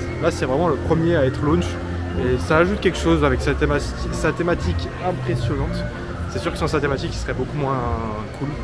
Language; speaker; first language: French; native; French